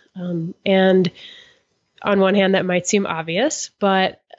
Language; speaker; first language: English; native; English